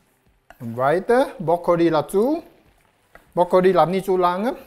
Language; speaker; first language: German; non-native, learner; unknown